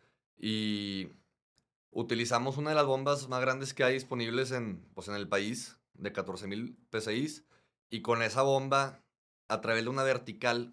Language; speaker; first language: Spanish; native; Spanish